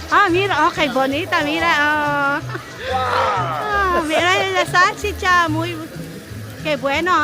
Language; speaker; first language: Spanish; non-native, learner; Filipino